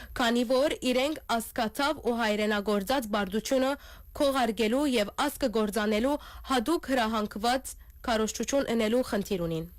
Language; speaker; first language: Armenian; early bilingual, heritage; Armenian